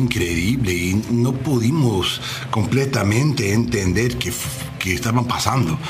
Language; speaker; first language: Spanish; non-native, learner; English